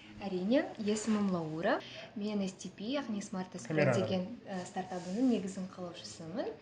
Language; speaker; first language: Kazakh; non-native, local second language; Russian